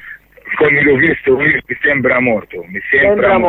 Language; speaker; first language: Italian; non-native, learner; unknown